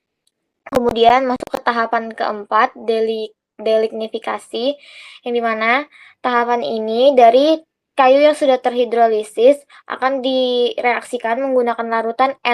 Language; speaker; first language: Indonesian; native; Indonesian